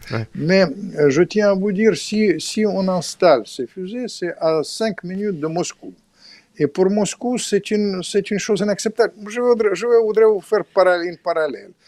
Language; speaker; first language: French; non-native, fluent; Russian